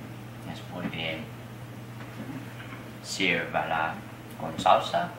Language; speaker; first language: Spanish; non-native, learner; English